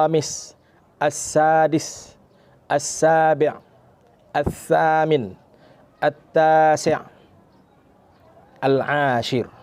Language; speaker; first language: Arabic; non-native, fluent; Indonesian